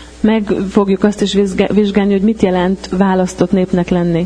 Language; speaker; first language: Hungarian; native; Hungarian